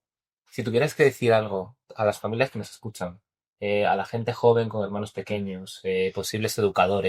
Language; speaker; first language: Spanish; native; Spanish